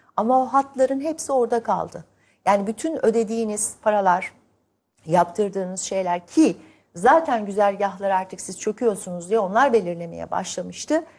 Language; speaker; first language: Turkish; native; Turkish